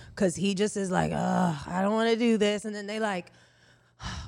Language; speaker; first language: English; native; English